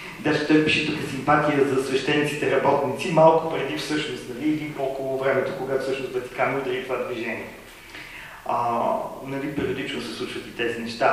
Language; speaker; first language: Bulgarian; native; Bulgarian